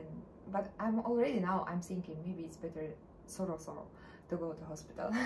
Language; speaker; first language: English; non-native, learner; Russian